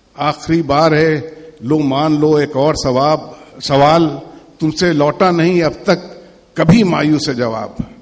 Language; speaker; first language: Urdu; native; Urdu